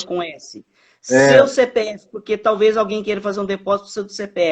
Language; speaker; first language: Portuguese; native; Portuguese